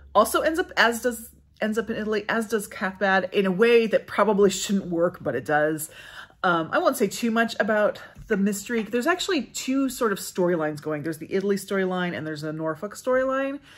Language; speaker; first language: English; native; English